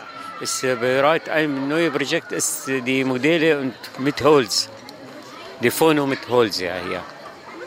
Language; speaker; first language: German; non-native, learner; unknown